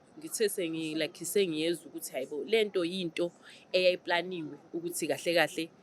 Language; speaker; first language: Zulu; non-native, local second language; Xhosa